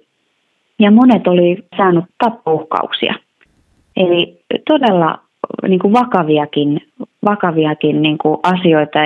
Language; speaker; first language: Finnish; native; Finnish